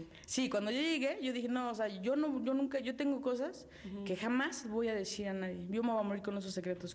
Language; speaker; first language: Spanish; native; Spanish